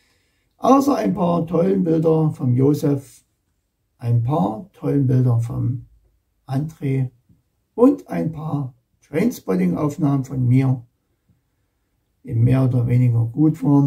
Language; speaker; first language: German; native; German